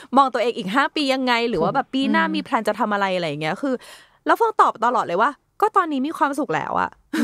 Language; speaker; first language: Thai; native; Thai